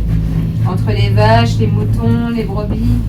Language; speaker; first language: French; native; French